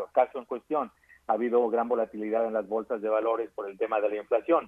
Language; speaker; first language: Spanish; native; Spanish